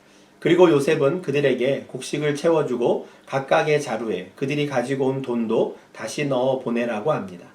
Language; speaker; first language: Korean; native; Korean